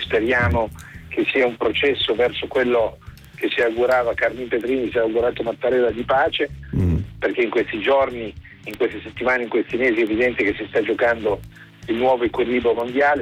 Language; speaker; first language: Italian; native; Italian